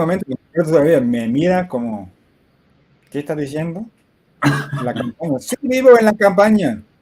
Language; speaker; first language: Spanish; non-native, fluent; English